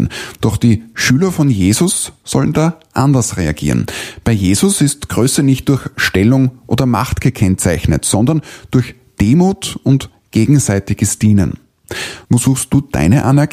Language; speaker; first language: German; native; German